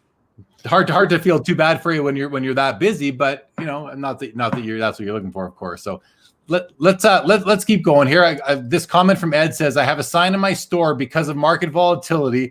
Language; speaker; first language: English; native; English